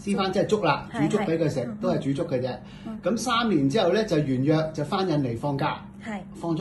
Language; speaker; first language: Cantonese; native; Cantonese